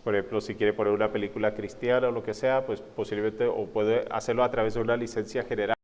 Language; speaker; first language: Spanish; non-native, fluent; English